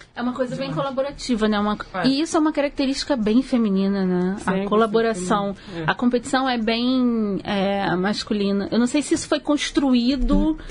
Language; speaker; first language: Portuguese; native; Portuguese